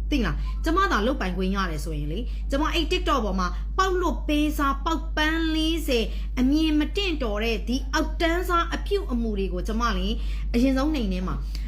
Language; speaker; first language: Burmese; native; Burmese